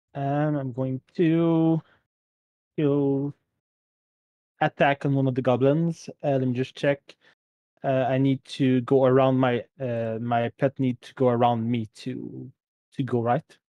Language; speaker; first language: English; non-native, fluent; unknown